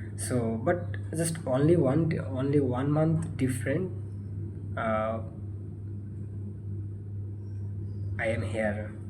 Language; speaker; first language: English; non-native, learner; Bangla